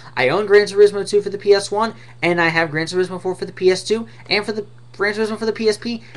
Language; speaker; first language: English; native; English